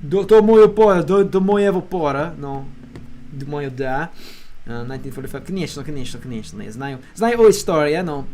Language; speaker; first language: Russian; non-native, learner; English